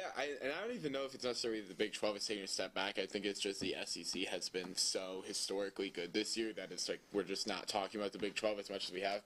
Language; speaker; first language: English; native; English